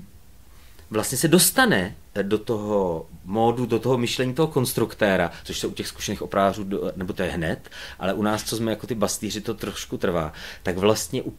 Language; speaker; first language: Czech; native; Czech